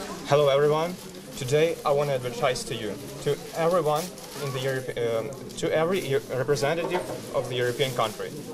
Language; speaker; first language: English; non-native, learner; Ukrainian